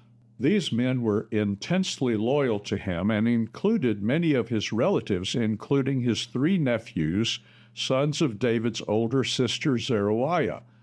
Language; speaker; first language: English; native; English